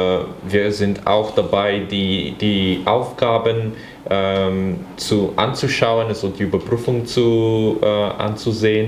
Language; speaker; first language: German; non-native, fluent; Bulgarian